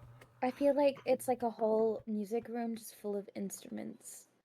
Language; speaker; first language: English; native; English